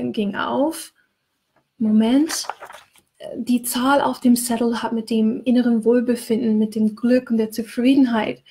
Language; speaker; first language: German; non-native, fluent; English